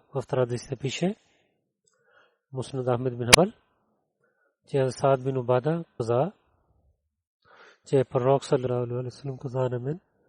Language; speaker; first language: Bulgarian; non-native, learner; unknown